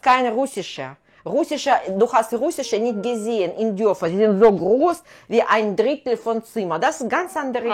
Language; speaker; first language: German; non-native, fluent; Russian